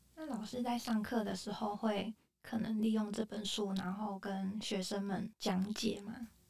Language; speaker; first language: Chinese; native; Chinese